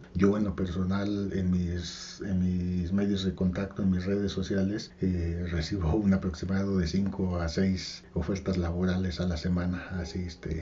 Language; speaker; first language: Spanish; native; Spanish